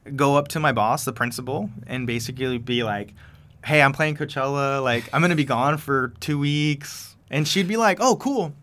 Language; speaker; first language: English; early bilingual, other home language; Spanish